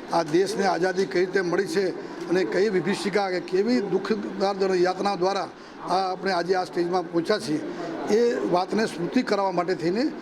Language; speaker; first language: Gujarati; native; Gujarati